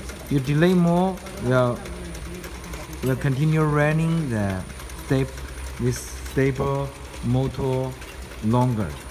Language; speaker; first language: English; non-native, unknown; Chinese